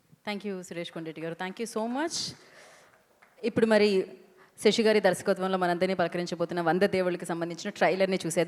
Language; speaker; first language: Telugu; native; Telugu